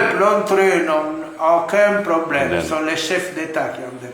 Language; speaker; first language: French; non-native, fluent; Italian